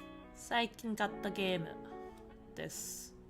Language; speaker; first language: Japanese; non-native, learner; English